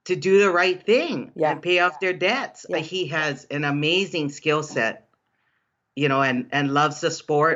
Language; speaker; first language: English; native; English